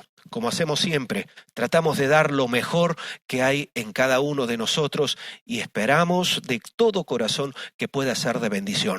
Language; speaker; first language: Spanish; native; Spanish